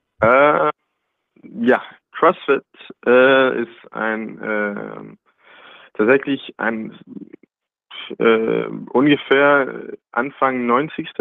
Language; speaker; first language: German; non-native, learner; Danish